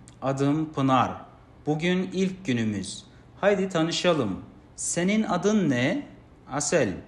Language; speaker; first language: Turkish; non-native, fluent; Kazakh